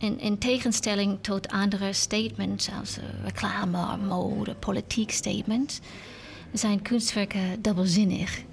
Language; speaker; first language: Dutch; non-native, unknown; English